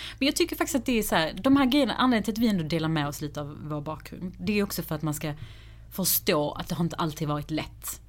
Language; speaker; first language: Swedish; early bilingual, other home language; Persian